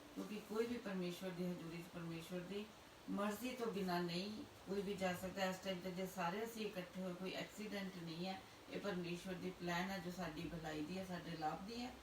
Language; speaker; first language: Hindi; non-native, local second language; Punjabi